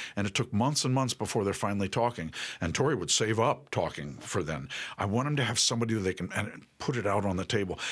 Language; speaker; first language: English; native; English